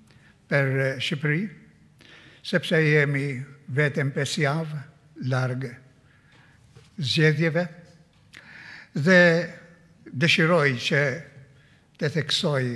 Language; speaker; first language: Albanian; non-native, fluent; Maltese